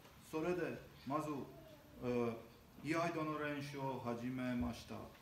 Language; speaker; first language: Japanese; non-native, learner; Armenian